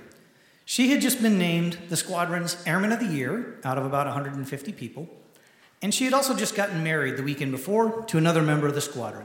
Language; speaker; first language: English; native; English